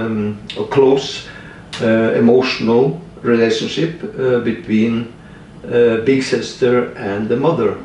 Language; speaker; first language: English; non-native, fluent; Norwegian